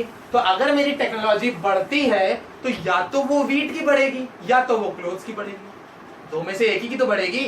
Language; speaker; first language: Hindi; native; Hindi